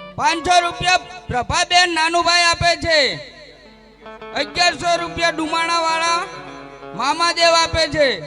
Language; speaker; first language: Gujarati; native; Gujarati